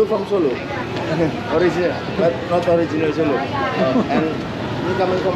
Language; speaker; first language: English; non-native, learner; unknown